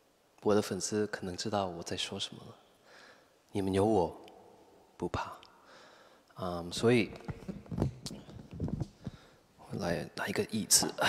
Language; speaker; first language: Chinese; non-native, fluent; English